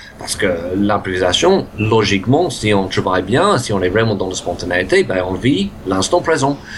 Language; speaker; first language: French; non-native, fluent; English